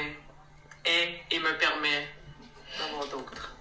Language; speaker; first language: French; native; French